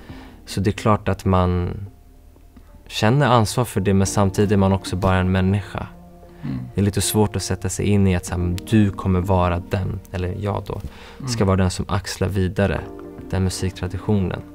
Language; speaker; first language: Swedish; early bilingual, other home language; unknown